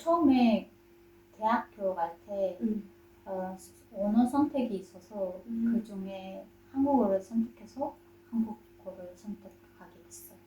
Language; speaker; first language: Korean; non-native, fluent; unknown